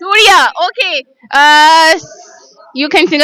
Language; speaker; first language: English; non-native, learner; Urdu